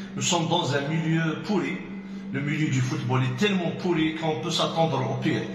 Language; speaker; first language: French; non-native, local second language; Arabic